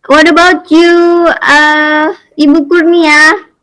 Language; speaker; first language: English; non-native, learner; Indonesian